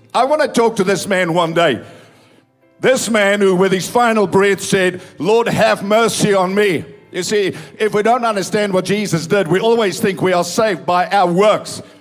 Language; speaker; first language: English; non-native, local second language; Afrikaans